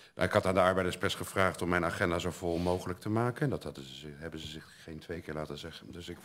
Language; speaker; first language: Dutch; native; Dutch